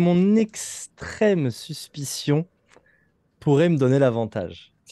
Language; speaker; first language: French; native; French